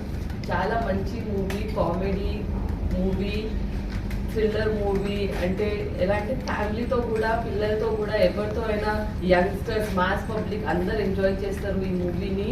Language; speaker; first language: Telugu; non-native, local second language; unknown